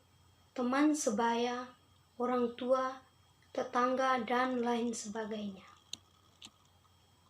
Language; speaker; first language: Indonesian; non-native, local second language; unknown